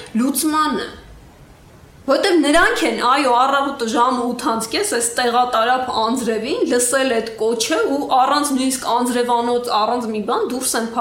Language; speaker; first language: Armenian; native; Armenian